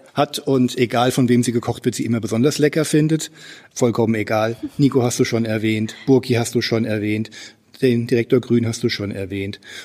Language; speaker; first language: German; native; German